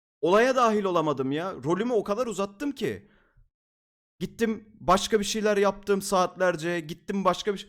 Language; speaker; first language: Turkish; native; Turkish